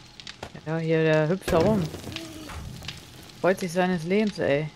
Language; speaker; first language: German; native; German